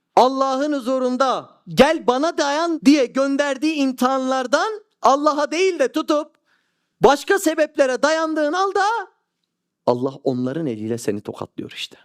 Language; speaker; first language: Turkish; native; Turkish